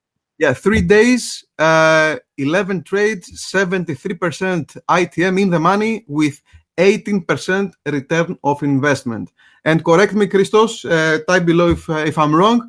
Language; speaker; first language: English; non-native, fluent; Greek